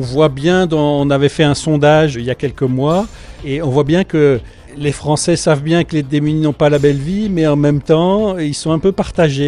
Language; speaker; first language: French; native; French